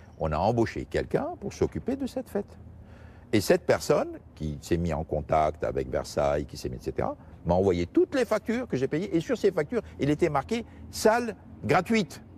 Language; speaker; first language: French; non-native, local second language; Portuguese